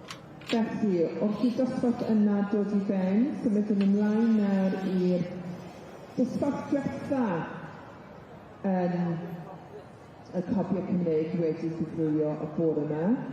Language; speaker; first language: Welsh; non-native, learner; English